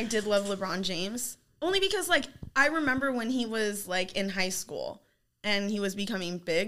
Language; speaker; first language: English; native; English